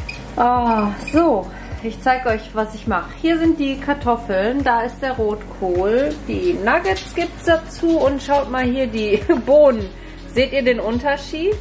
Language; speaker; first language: German; native; German